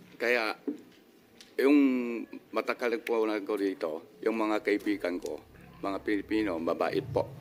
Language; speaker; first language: Filipino; non-native, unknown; Min Nan Chinese